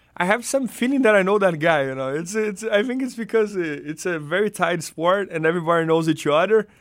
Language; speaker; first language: English; non-native, fluent; Portuguese